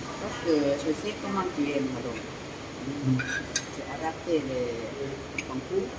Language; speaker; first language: French; non-native, learner; Thai